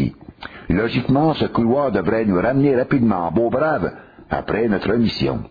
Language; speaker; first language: French; native; French